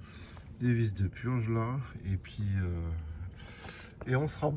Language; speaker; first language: French; native; French